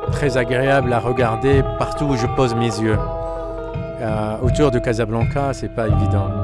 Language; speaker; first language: French; non-native, local second language; Arabic